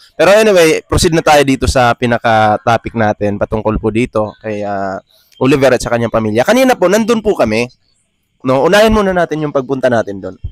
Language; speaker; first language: Filipino; native; Filipino